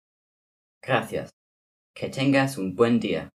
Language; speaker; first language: Spanish; non-native, learner; English